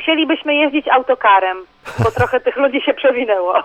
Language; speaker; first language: Polish; native; Polish